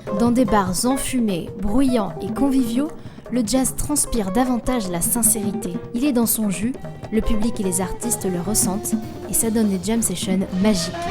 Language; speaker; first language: French; native; French